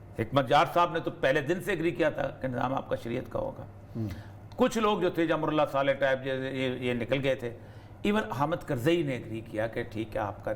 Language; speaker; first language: Urdu; non-native, local second language; Pashto